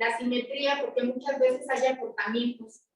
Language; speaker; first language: Spanish; native; Spanish